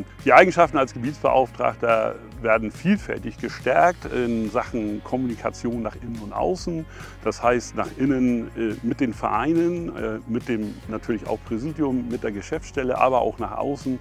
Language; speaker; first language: German; native; German